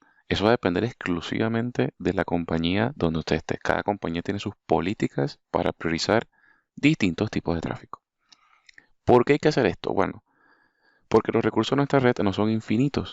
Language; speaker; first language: Spanish; native; Spanish